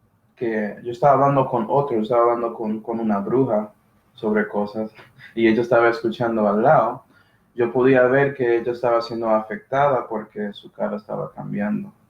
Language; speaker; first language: Spanish; early bilingual, heritage; Spanish